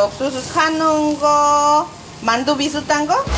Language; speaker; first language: Korean; non-native, learner; Spanish